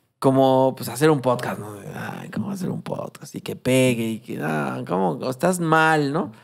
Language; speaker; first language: Spanish; native; Spanish